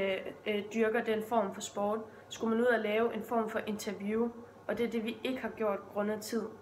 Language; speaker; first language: Danish; native; Danish